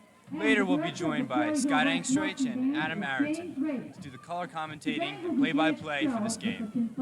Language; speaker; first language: English; native; English